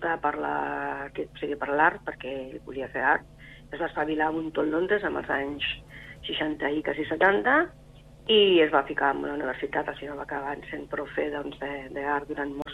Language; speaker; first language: Catalan; native; Catalan